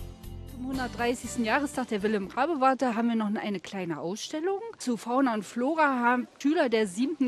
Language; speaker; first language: German; native; German